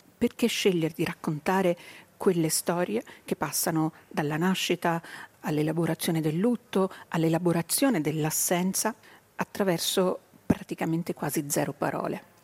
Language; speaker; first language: Italian; native; Italian